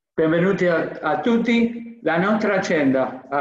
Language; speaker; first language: Italian; non-native, learner; Spanish